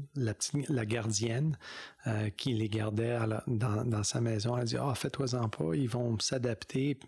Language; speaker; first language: French; non-native, local second language; English